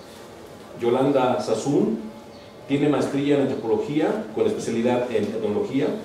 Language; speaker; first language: Spanish; native; Spanish